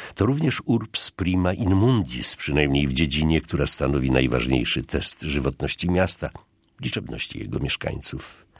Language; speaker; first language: Polish; native; Polish